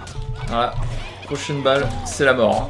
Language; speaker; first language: French; native; French